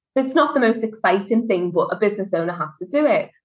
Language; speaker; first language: English; native; English